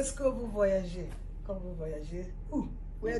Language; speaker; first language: French; non-native, fluent; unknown